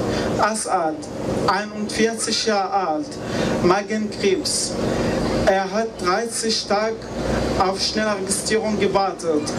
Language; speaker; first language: German; non-native, learner; Arabic